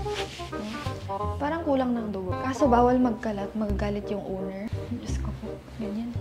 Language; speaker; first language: Filipino; native; Filipino